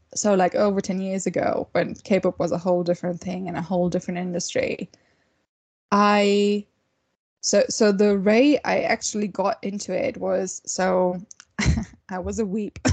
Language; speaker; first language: English; non-native, fluent; German